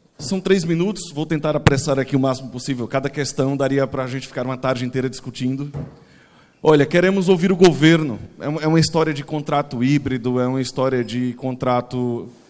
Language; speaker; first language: Portuguese; native; Portuguese